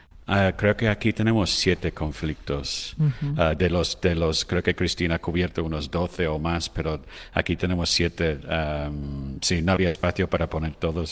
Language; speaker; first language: Spanish; non-native, fluent; English